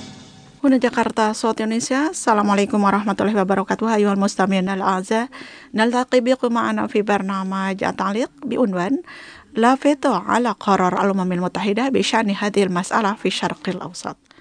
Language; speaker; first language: Arabic; non-native, fluent; Indonesian